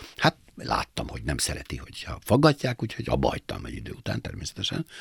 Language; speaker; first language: Hungarian; native; Hungarian